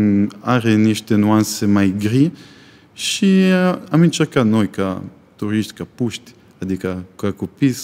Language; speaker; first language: Romanian; non-native, learner; Italian